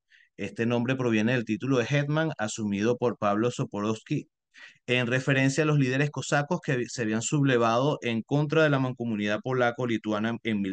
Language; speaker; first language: Spanish; native; Spanish